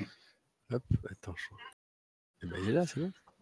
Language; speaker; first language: French; native; French